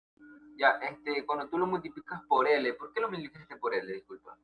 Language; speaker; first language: Spanish; native; Spanish